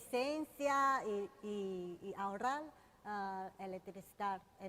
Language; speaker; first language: Spanish; non-native, learner; Chinese